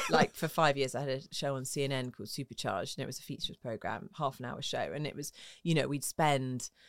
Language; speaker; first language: English; native; English